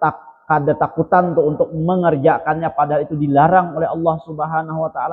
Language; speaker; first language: Indonesian; non-native, local second language; Banjar